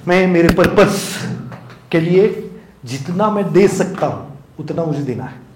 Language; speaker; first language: Hindi; non-native, local second language; Marathi